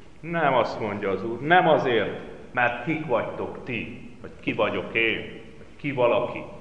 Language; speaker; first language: Hungarian; native; Hungarian